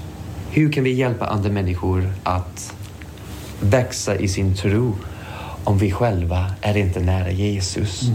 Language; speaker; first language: Swedish; non-native, fluent; English